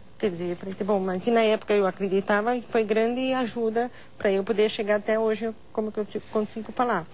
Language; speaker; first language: Portuguese; non-native, local second language; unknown